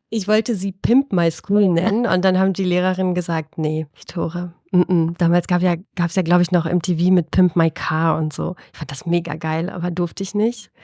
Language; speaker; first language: German; early bilingual, other home language; Albanian